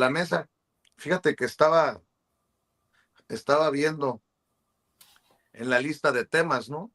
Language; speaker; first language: Spanish; native; Spanish